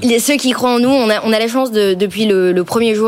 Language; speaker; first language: French; native; French